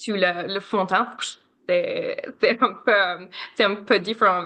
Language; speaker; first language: French; non-native, learner; English